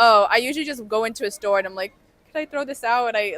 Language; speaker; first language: English; native; English